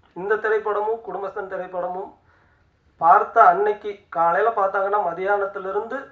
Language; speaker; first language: Tamil; native; Tamil